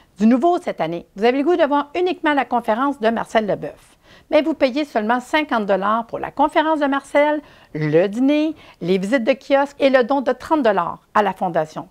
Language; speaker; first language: French; native; French